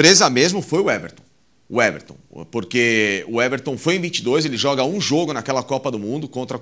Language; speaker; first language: Portuguese; native; Portuguese